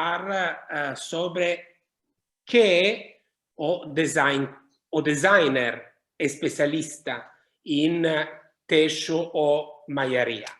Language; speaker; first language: Portuguese; non-native, learner; Italian